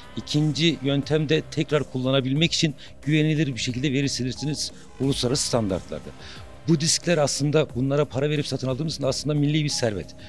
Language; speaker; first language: Turkish; native; Turkish